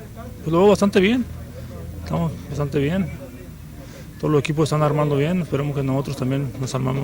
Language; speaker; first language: Spanish; native; Spanish